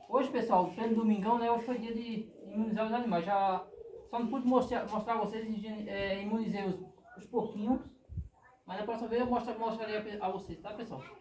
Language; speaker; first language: Portuguese; native; Portuguese